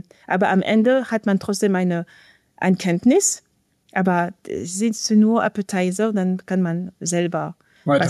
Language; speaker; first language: German; non-native, fluent; French